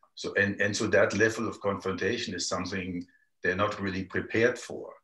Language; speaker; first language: English; non-native, fluent; German